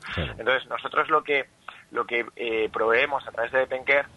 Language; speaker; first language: Spanish; native; Spanish